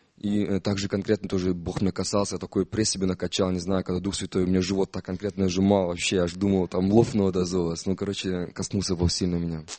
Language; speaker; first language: Russian; early bilingual, heritage; Russian